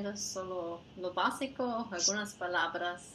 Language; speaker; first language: Spanish; non-native, fluent; Portuguese